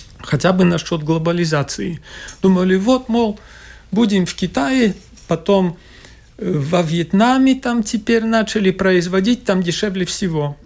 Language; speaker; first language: Russian; non-native, local second language; Latvian